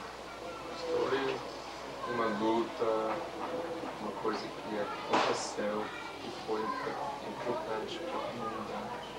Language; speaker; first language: Portuguese; non-native, fluent; English